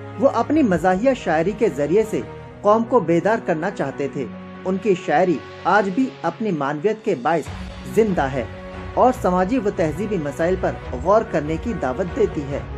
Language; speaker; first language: Urdu; native; Urdu